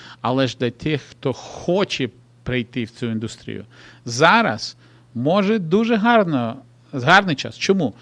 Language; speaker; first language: Ukrainian; non-native, local second language; Russian